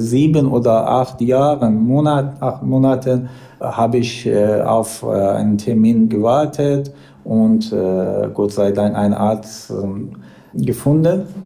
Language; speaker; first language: German; non-native, learner; Persian